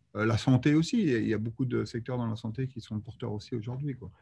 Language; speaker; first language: French; native; French